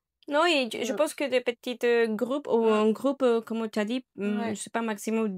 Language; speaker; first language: French; non-native, learner; Spanish